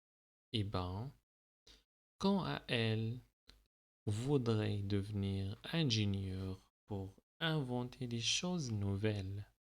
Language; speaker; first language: French; non-native, local second language; Arabic